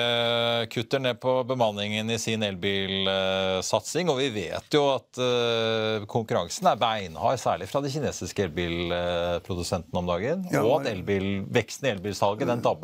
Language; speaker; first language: Norwegian; native; Norwegian